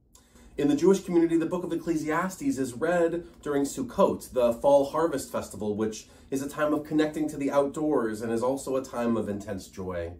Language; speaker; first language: English; native; English